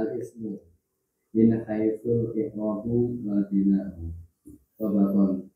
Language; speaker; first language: Arabic; non-native, learner; Indonesian